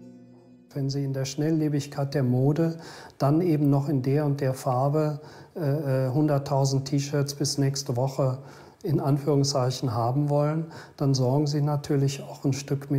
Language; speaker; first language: German; native; German